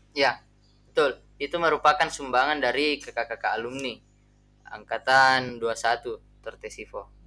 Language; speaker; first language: Indonesian; native; Indonesian